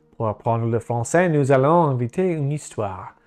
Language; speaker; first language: French; non-native, learner; English